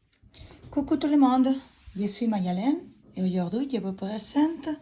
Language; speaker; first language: French; non-native, fluent; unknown